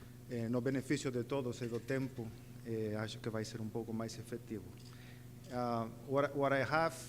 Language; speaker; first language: Portuguese; non-native, fluent; Spanish